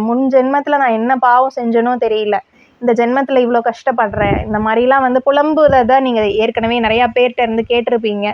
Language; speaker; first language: Tamil; native; Tamil